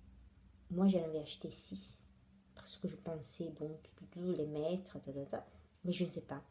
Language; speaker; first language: French; non-native, fluent; Italian